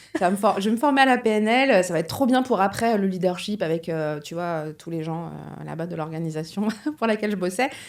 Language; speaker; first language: French; early bilingual, other home language; Portuguese